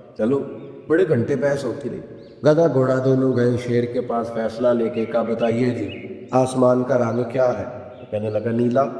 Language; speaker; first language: Urdu; non-native, local second language; Punjabi